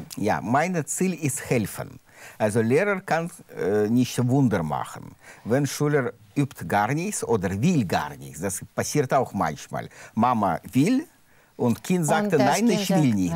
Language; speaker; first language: German; non-native, learner; Russian